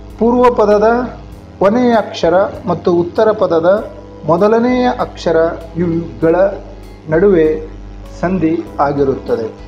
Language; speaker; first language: Kannada; non-native, local second language; Urdu